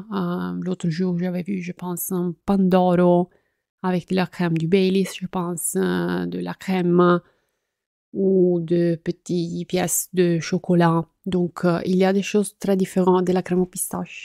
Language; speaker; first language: French; non-native, fluent; Italian